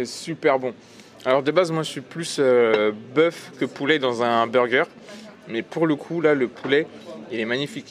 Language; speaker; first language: French; native; French